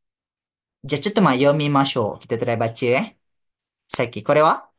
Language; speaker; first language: Japanese; non-native, fluent; Malay